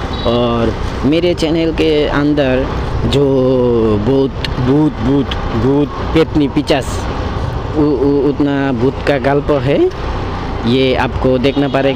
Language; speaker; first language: Hindi; non-native, learner; Bangla